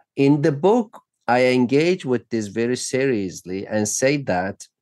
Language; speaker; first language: English; non-native, fluent; Turkish